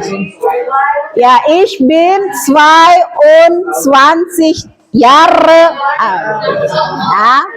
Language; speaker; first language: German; non-native, learner; Indonesian